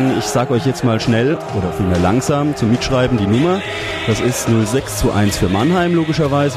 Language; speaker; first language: German; native; German